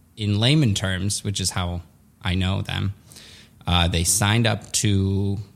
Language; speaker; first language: English; early bilingual, other home language; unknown